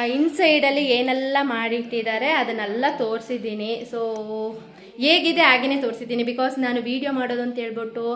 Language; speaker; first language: Kannada; non-native, local second language; Kodava